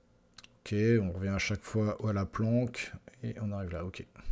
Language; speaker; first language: French; native; French